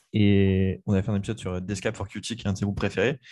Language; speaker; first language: French; native; French